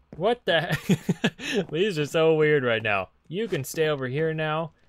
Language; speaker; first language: English; native; English